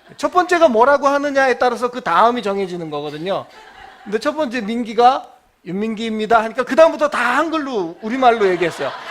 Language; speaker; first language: Korean; native; Korean